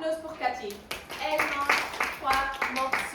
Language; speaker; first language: French; non-native, fluent; Spanish